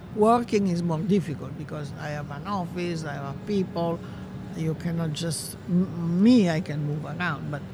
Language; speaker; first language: English; non-native, fluent; Italian